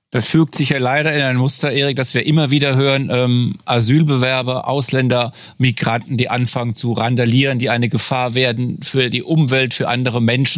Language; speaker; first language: German; native; German